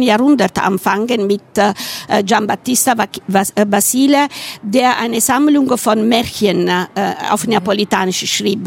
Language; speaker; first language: German; non-native, fluent; Italian